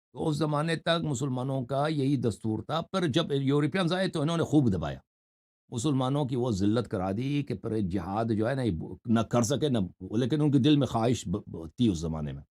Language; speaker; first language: Urdu; non-native, fluent; Persian